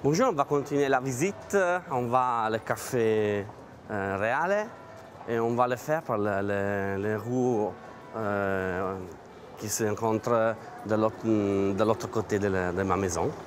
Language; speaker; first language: French; non-native, learner; Italian